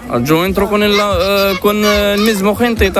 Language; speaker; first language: Spanish; non-native, learner; Arabic